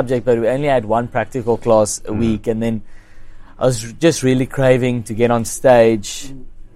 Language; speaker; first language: English; non-native, local second language; Afrikaans